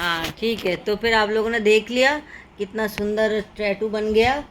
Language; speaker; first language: Hindi; non-native, local second language; Bangla